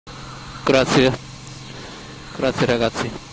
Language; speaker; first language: Italian; non-native, learner; German